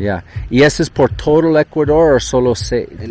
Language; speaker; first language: Spanish; non-native, learner; English